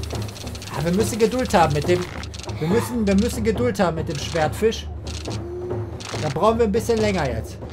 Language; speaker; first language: German; native; German